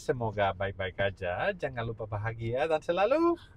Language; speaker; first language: Indonesian; non-native, learner; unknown